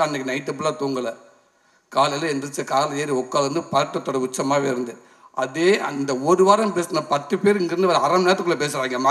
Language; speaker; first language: Tamil; native; Tamil